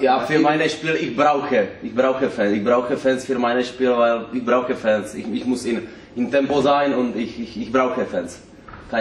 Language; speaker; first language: German; non-native, learner; Czech